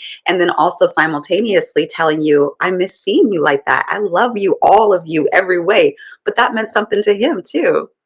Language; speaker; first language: English; native; English